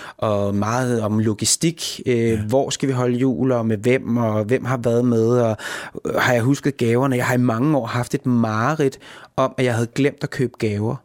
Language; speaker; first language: Danish; native; Danish